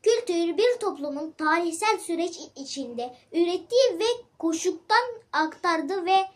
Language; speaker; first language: Turkish; early bilingual, other home language; Arabic